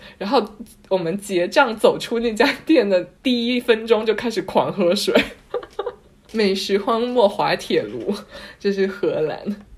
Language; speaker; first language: Chinese; non-native, local second language; Cantonese